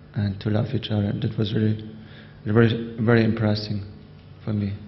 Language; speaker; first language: English; non-native, learner; German